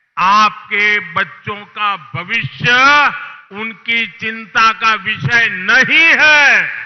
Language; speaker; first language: Hindi; non-native, local second language; Gujarati